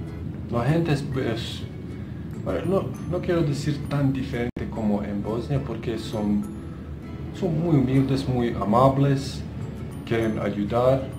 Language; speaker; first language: Spanish; non-native, fluent; Bosnian